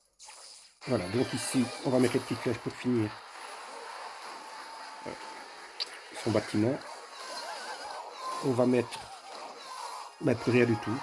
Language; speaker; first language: French; native; French